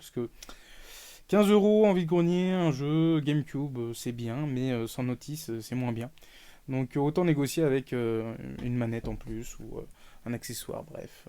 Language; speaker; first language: French; native; French